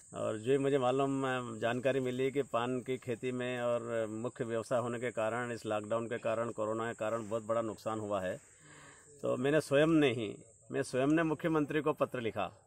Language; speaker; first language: Hindi; native; Hindi